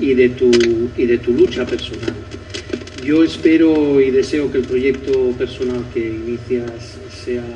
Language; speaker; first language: Spanish; non-native, local second language; Catalan